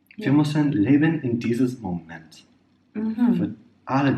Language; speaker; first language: German; non-native, learner; English